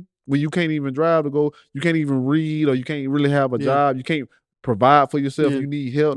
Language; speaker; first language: English; native; English